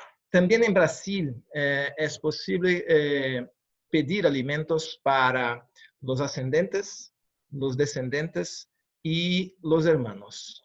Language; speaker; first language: Spanish; non-native, fluent; Portuguese